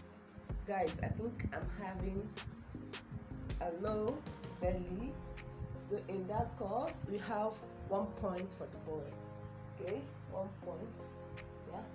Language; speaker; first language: English; non-native, local second language; Igbo